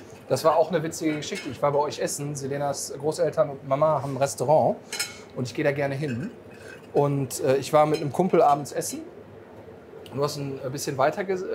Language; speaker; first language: German; native; German